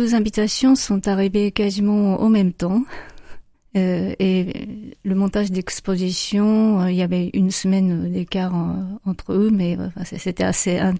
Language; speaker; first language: French; non-native, fluent; Japanese